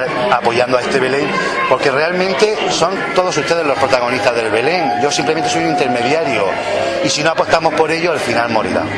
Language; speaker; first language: Spanish; native; Spanish